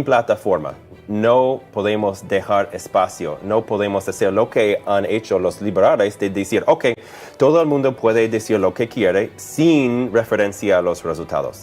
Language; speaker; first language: Spanish; non-native, fluent; English